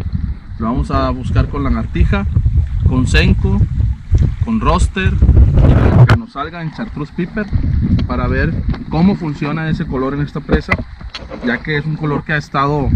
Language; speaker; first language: Spanish; native; Spanish